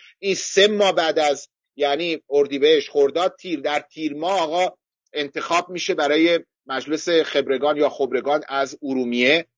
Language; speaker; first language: Persian; non-native, local second language; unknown